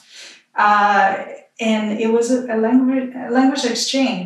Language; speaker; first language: English; non-native, fluent; French